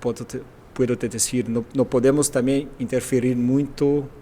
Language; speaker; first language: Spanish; non-native, fluent; Portuguese